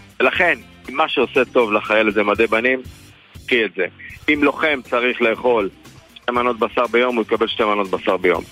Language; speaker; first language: Hebrew; native; Hebrew